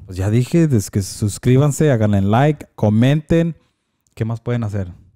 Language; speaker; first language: Spanish; early bilingual, heritage; Spanish